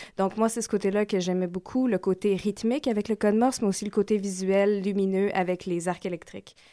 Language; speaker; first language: French; native; French